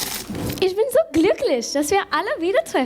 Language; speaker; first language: German; non-native, learner; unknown